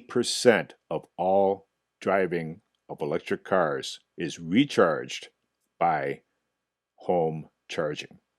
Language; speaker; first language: English; native; English